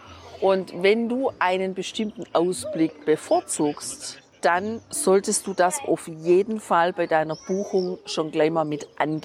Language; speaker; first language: German; native; German